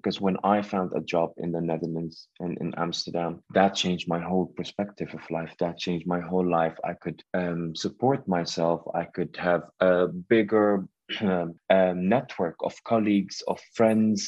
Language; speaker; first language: English; non-native, fluent; Arabic